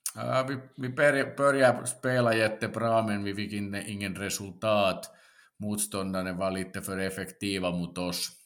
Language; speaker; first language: Swedish; non-native, local second language; Finnish